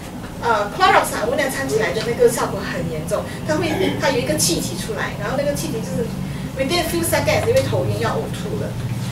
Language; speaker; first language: Chinese; native; Chinese